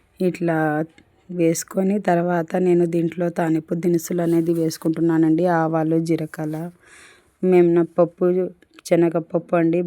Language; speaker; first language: Telugu; non-native, local second language; Urdu